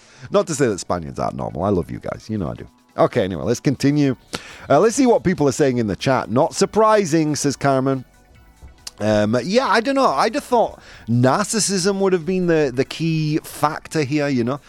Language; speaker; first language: English; native; English